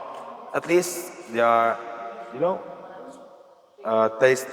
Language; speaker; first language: English; non-native, learner; Indonesian